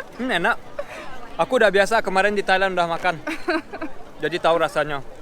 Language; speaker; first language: Indonesian; early bilingual, heritage; Indonesian